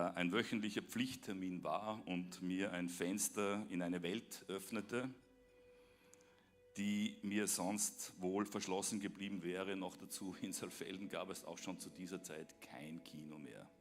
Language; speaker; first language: German; native; German